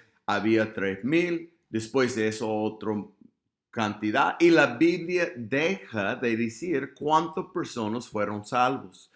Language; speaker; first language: Spanish; non-native, fluent; English